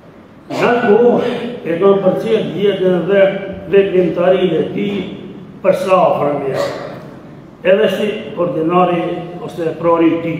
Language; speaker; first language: Albanian; native; Albanian